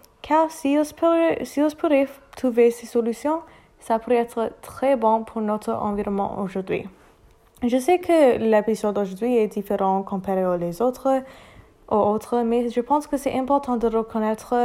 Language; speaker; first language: French; non-native, learner; English